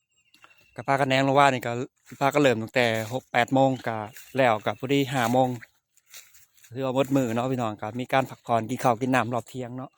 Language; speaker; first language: Thai; non-native, local second language; Northeastern Thai